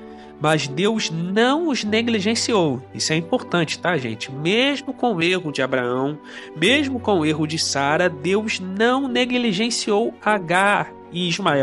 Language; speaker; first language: Portuguese; native; Portuguese